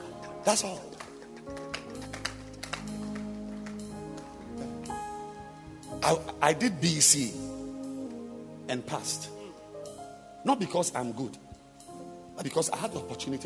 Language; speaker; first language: English; non-native, local second language; Akan